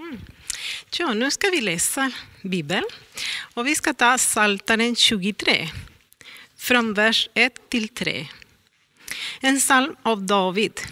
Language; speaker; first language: Swedish; non-native, learner; Spanish